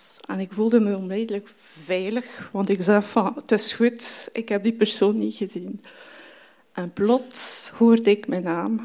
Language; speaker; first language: Dutch; non-native, fluent; French